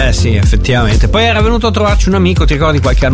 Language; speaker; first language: Italian; native; Italian